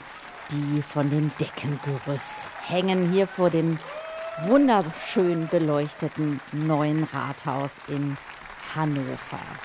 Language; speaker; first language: German; native; German